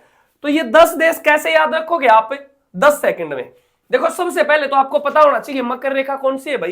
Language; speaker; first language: Hindi; native; Hindi